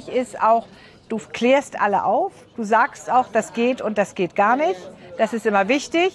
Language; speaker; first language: German; native; German